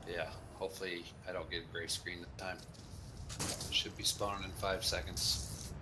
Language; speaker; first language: English; native; English